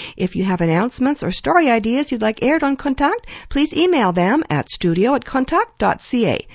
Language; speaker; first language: English; early bilingual, other home language; Ukrainian